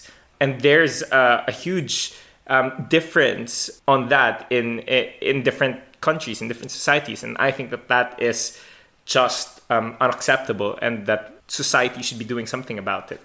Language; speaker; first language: English; non-native, local second language; Hiligaynon